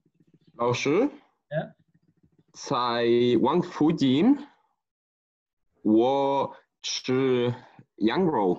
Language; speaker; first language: Chinese; non-native, learner; Spanish